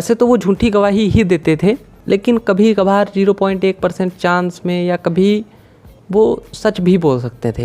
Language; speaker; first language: Hindi; native; Hindi